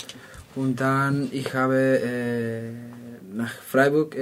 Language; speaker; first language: German; non-native, learner; Spanish